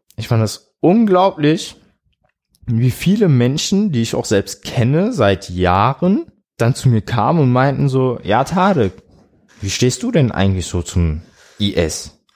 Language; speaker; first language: German; early bilingual, other home language; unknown